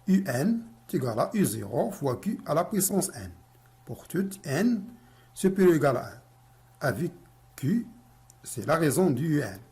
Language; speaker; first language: French; non-native, local second language; Arabic